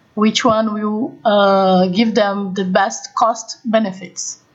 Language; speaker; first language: English; non-native, fluent; Portuguese